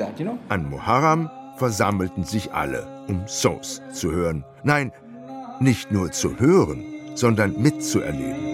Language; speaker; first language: German; native; German